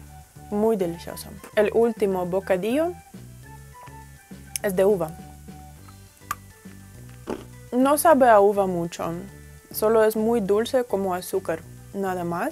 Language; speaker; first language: Spanish; non-native, fluent; Russian